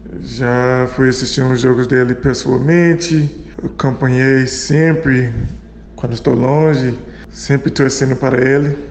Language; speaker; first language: Portuguese; non-native, fluent; English